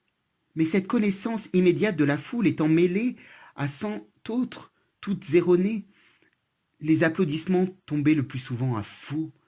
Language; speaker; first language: French; native; French